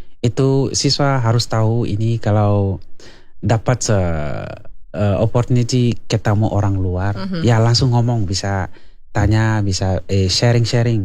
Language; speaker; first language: Indonesian; non-native, learner; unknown